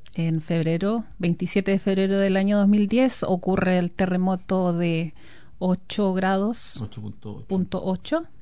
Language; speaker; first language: Spanish; native; Spanish